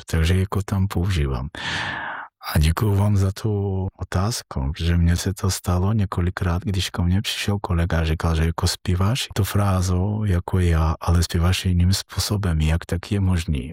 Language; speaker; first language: Czech; non-native, fluent; Georgian